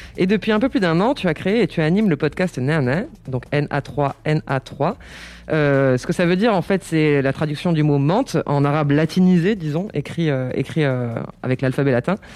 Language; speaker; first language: French; native; French